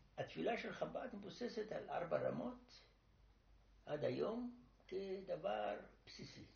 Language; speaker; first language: Hebrew; non-native, fluent; Romanian